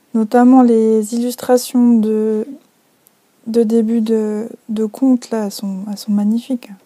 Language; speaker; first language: French; native; French